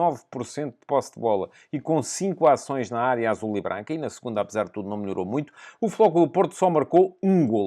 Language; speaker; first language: Portuguese; native; Portuguese